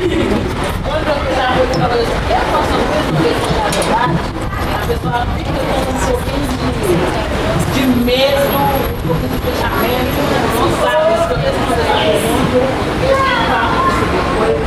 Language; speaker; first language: Portuguese; non-native, learner; Haitian Creole